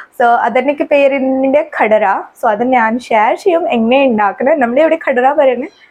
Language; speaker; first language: Malayalam; non-native, fluent; Hindi